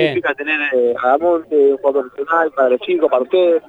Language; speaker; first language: Spanish; native; Spanish